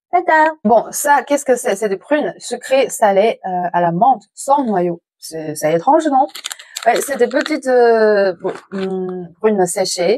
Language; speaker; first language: French; non-native, fluent; Chinese